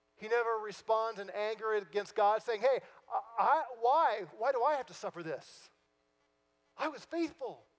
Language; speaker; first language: English; native; English